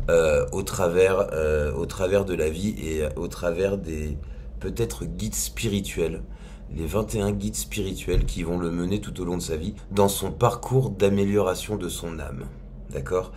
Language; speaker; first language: French; native; French